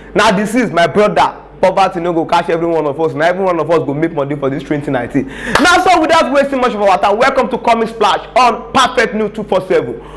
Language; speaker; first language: Nigerian Pidgin; non-native, local second language; Yoruba